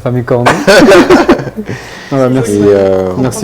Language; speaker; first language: French; native; French